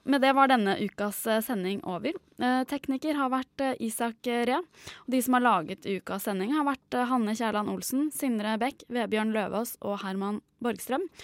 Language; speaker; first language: Norwegian; native; Norwegian